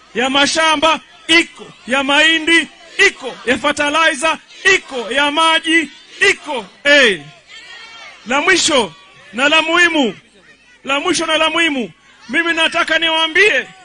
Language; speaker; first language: Swahili; native; Swahili